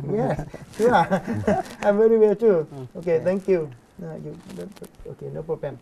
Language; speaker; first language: English; non-native, learner; Thai